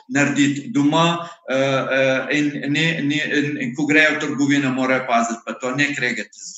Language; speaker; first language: Slovenian; non-native, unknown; Arabic